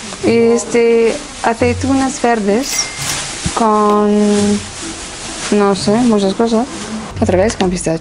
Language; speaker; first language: Spanish; non-native, fluent; Turkish